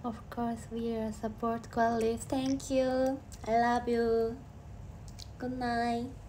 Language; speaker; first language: English; non-native, learner; Japanese